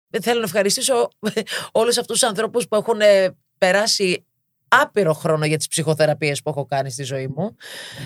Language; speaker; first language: Greek; early bilingual, heritage; Greek